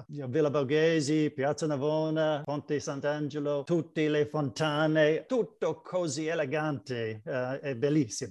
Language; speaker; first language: Italian; non-native, learner; English